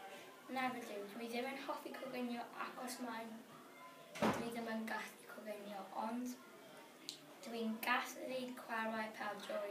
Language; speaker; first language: Welsh; non-native, local second language; English